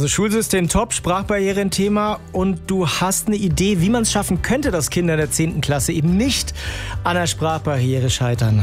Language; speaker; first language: German; native; German